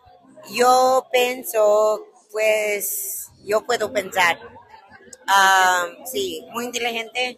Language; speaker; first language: Spanish; non-native, learner; English